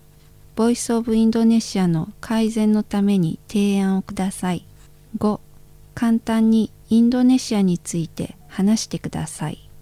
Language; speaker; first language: Japanese; non-native, fluent; Indonesian